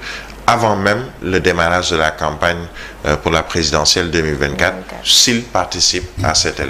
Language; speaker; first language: French; non-native, local second language; Wolof